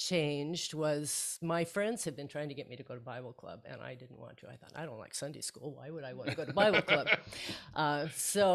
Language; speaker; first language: English; native; English